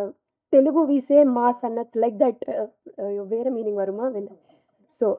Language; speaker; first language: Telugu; non-native, learner; Tamil